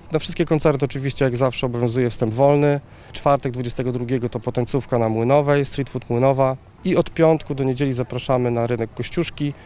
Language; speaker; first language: Polish; native; Polish